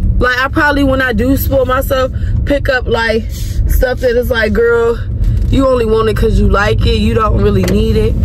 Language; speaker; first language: English; native; English